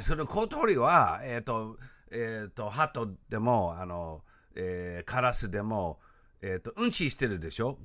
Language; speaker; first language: Japanese; non-native, fluent; English